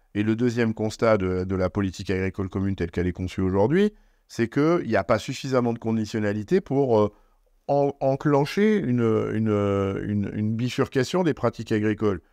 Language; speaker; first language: French; native; French